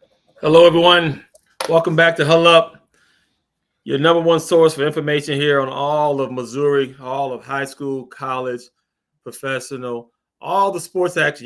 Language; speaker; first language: English; native; English